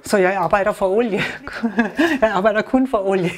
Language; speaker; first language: Danish; non-native, learner; German